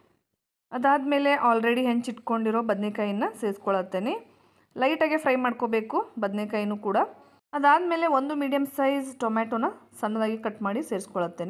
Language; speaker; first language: Kannada; native; Kannada